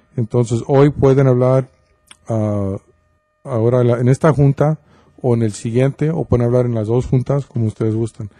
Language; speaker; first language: Spanish; early bilingual, heritage; Spanish